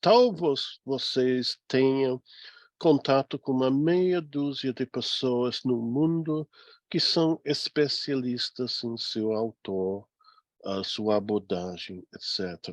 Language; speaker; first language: Portuguese; non-native, fluent; English